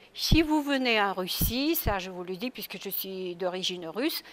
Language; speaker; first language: French; non-native, fluent; Russian